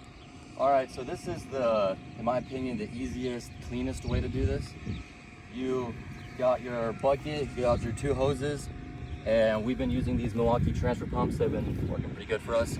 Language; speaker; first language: English; native; English